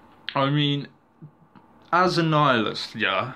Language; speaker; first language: English; native; English